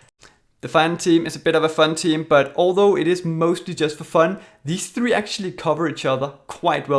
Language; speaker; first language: English; native; English